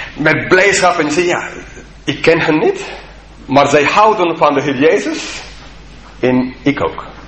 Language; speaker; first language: Dutch; non-native, fluent; English